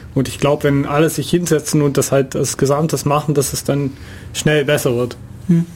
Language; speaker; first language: German; non-native, fluent; Dutch